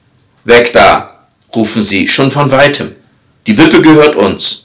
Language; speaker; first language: German; native; German